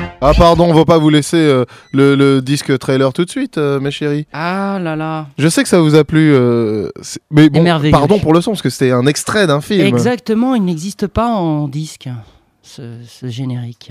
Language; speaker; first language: French; native; French